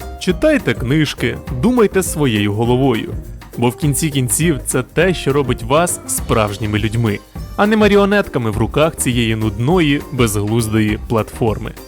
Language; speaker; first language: Ukrainian; native; Ukrainian